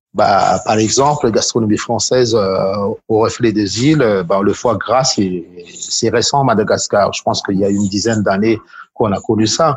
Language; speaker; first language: French; non-native, local second language; Malagasy